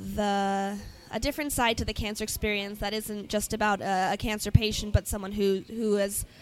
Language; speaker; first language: English; native; English